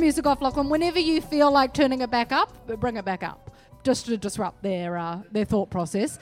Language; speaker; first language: English; native; English